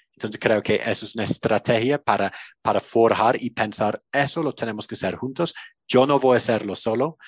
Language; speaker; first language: Spanish; non-native, fluent; English